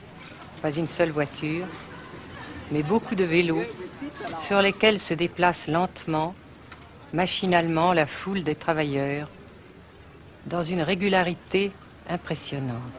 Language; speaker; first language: French; native; French